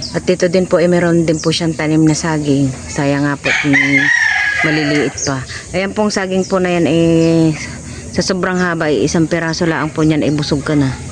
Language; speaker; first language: Filipino; native; Filipino